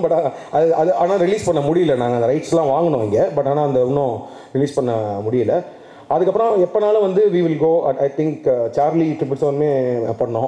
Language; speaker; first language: Tamil; native; Tamil